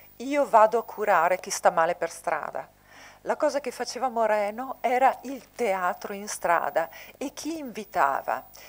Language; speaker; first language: Italian; native; Italian